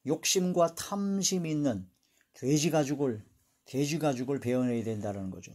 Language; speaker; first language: Korean; native; Korean